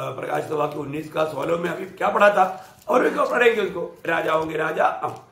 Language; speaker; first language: Hindi; non-native, local second language; Malayalam